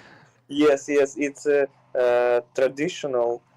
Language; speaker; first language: English; non-native, learner; Ukrainian